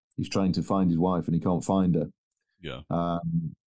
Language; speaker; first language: English; native; English